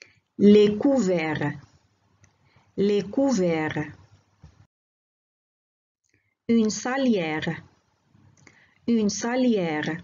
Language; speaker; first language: French; non-native, local second language; Arabic